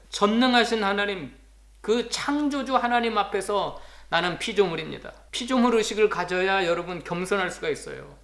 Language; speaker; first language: Korean; native; Korean